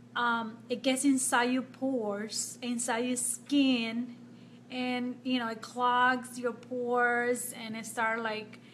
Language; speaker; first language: English; non-native, fluent; Spanish